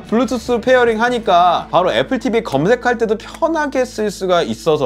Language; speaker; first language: Korean; native; Korean